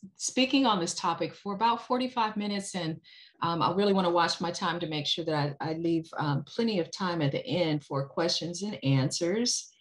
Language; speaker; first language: English; native; English